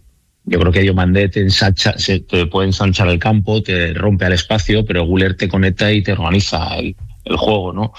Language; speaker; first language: Spanish; native; Spanish